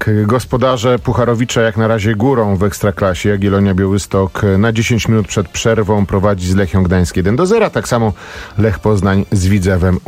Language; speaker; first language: Polish; native; Polish